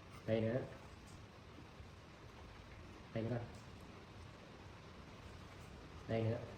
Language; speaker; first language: Vietnamese; native; Vietnamese